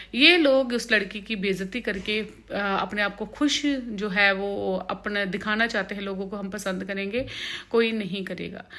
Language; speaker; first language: Hindi; non-native, local second language; Punjabi